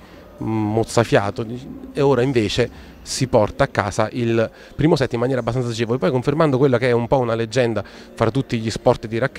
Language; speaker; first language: Italian; native; Italian